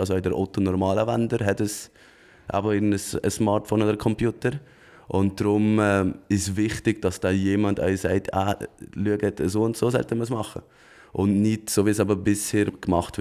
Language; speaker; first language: German; native; German